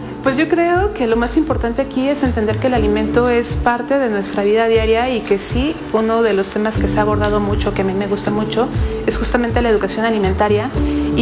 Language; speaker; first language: Spanish; native; Spanish